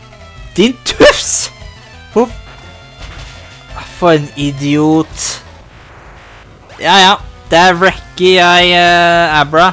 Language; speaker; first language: Norwegian; native; Norwegian